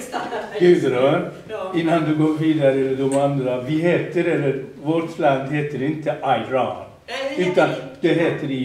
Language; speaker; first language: Swedish; non-native, fluent; Persian